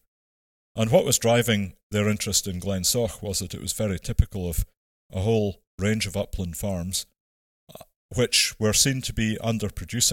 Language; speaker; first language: English; native; English